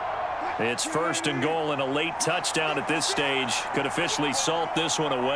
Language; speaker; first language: English; native; English